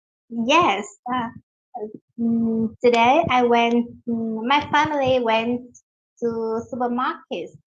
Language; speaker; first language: English; non-native, learner; Vietnamese